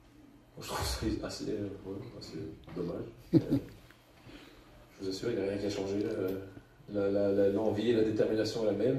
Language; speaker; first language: French; native; French